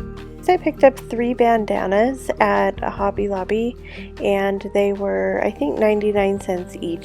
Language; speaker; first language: English; native; English